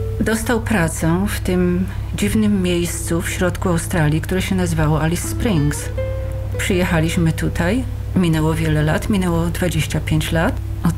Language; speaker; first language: English; non-native, fluent; Polish